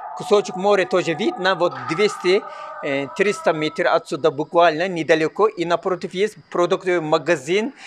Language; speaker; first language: Russian; non-native, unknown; Turkish